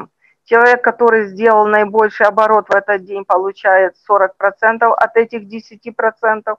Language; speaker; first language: Russian; native; Russian